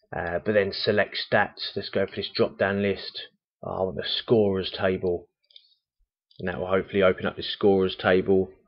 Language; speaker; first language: English; native; English